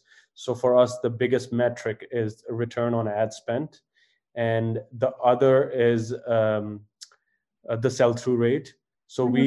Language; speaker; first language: English; non-native, local second language; Punjabi